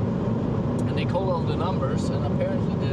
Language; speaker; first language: English; non-native, learner; Swedish